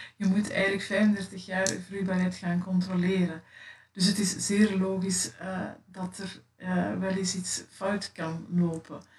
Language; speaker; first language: Dutch; native; Dutch